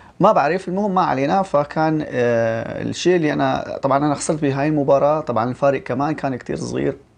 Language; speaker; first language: Arabic; native; Arabic